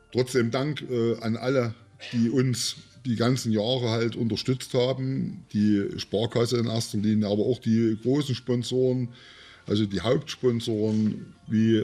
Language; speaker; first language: German; native; German